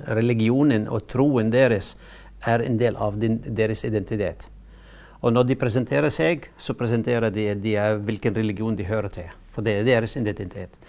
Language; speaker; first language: Norwegian; non-native, fluent; Arabic